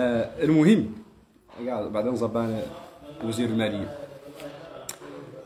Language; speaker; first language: Arabic; native; Arabic